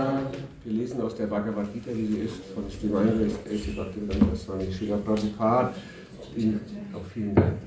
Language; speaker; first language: German; native; German